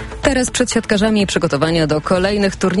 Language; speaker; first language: Polish; native; Polish